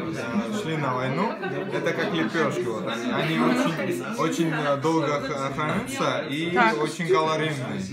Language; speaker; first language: Russian; non-native, fluent; Georgian